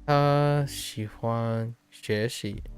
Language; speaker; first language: Chinese; non-native, learner; English